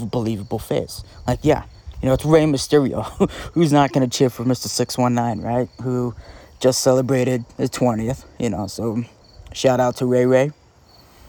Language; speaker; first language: English; native; English